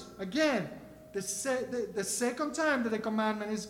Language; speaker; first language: English; non-native, fluent; Spanish